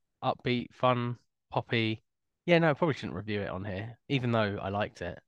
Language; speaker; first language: English; native; English